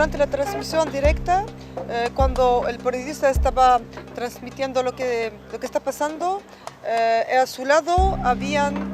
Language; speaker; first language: Spanish; non-native, fluent; Arabic